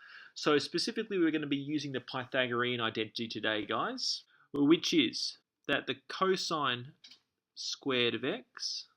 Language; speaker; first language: English; native; English